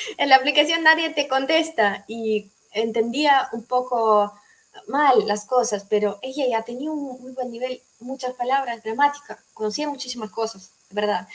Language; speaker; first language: Spanish; non-native, fluent; Russian